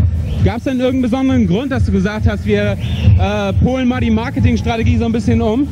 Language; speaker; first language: German; native; German